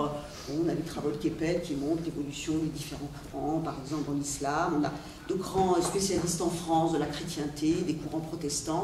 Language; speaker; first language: French; native; French